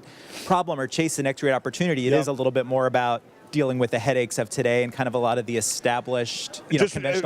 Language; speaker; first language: English; native; English